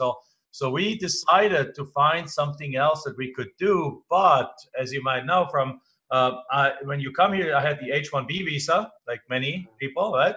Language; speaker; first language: English; non-native, fluent; German